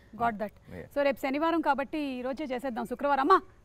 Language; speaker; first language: Telugu; native; Telugu